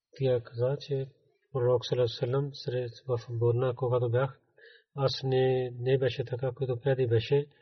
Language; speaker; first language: Bulgarian; non-native, learner; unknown